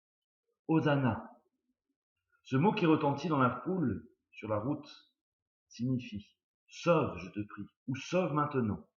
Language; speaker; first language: French; native; French